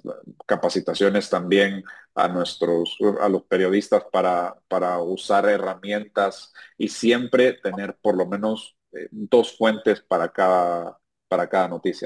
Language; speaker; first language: Spanish; native; Spanish